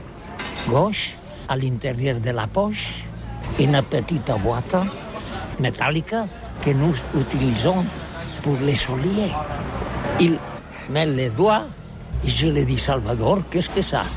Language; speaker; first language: French; non-native, learner; Catalan